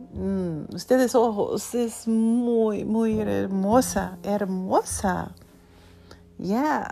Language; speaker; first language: Spanish; non-native, learner; English